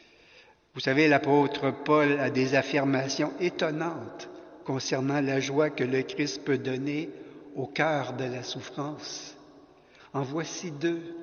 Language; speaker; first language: French; native; French